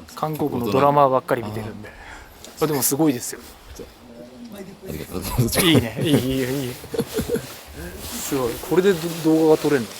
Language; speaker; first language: Japanese; native; Japanese